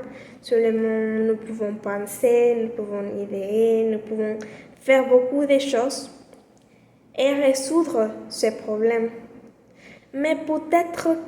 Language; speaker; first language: French; non-native, learner; Spanish